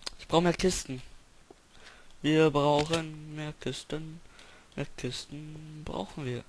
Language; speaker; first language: German; native; German